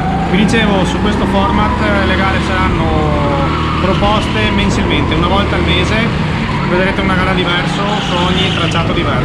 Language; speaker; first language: Italian; native; Italian